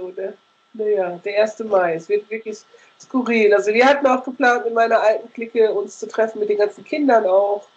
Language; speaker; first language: German; native; German